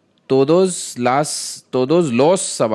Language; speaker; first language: Spanish; non-native, learner; Hindi